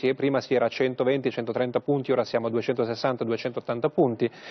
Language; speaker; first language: Italian; native; Italian